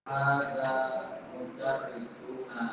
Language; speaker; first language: Arabic; non-native, learner; Indonesian